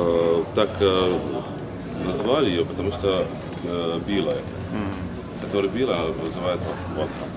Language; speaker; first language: Russian; non-native, learner; Arabic